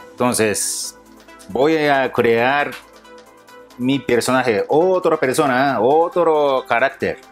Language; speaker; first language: Spanish; non-native, learner; Japanese